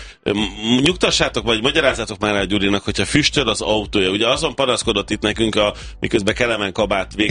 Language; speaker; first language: Hungarian; native; Hungarian